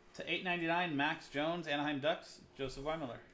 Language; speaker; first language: English; native; English